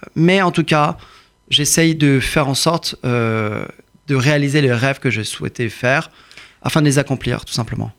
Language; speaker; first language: French; early bilingual, other home language; Persian